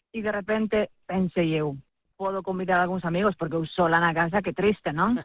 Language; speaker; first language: Galician; non-native, local second language; Spanish